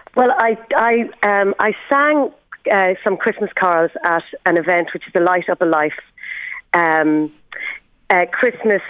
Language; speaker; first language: English; native; English